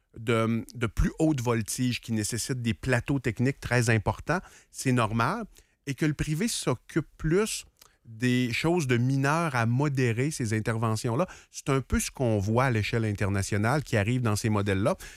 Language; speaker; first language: French; native; French